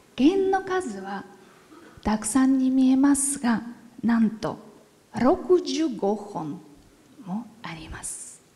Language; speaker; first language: Japanese; non-native, fluent; Ukrainian